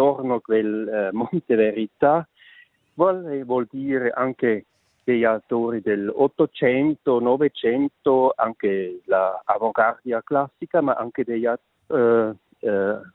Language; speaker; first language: Italian; non-native, local second language; Swiss German